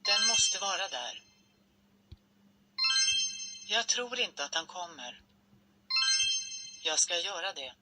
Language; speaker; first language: Swedish; non-native, learner; English